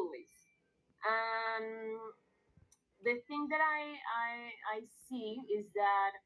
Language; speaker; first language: English; non-native, fluent; Spanish